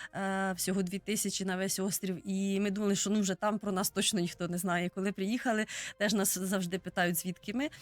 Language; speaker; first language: Ukrainian; native; Ukrainian